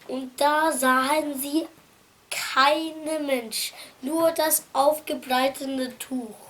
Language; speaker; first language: German; non-native, fluent; Arabic